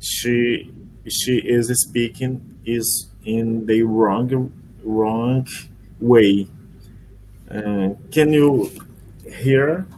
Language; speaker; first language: English; non-native, learner; Portuguese